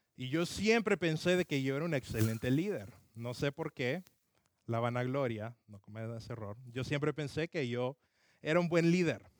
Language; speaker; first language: Spanish; early bilingual, other home language; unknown